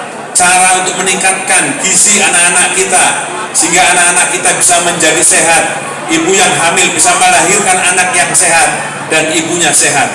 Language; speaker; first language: Indonesian; native; Indonesian